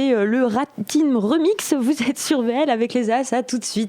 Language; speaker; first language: French; native; French